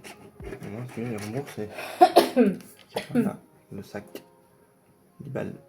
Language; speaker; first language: French; native; French